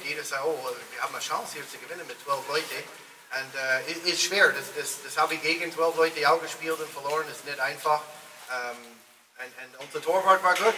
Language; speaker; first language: German; non-native, learner; English